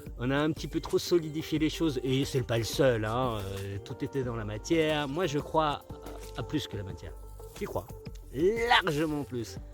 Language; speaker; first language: French; early bilingual, other home language; Spanish